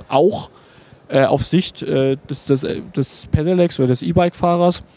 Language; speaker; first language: German; native; German